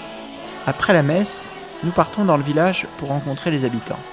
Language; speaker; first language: French; native; French